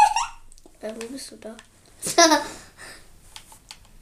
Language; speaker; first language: German; native; German